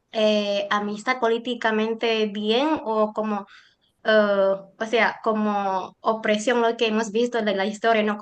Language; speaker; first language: Spanish; non-native, learner; Indonesian